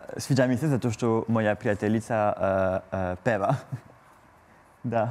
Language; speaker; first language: Croatian; non-native, learner; French